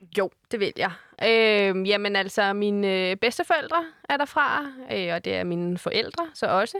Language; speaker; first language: Danish; native; Danish